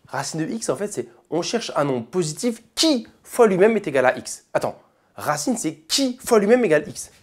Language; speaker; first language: French; native; French